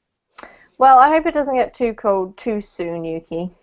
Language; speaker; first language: English; native; English